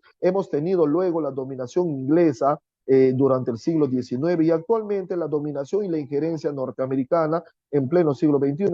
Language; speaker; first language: Spanish; native; Spanish